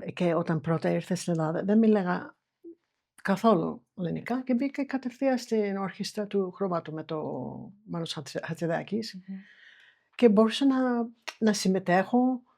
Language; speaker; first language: Greek; non-native, fluent; English